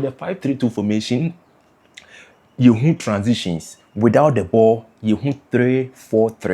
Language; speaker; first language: English; non-native, local second language; Akan